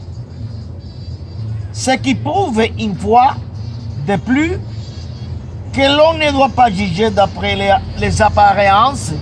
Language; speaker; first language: French; non-native, fluent; Spanish